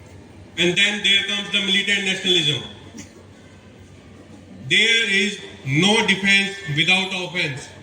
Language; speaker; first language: English; non-native, local second language; Hindi